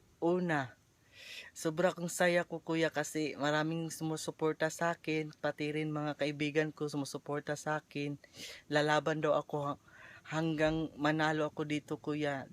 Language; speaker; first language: Filipino; non-native, local second language; Cebuano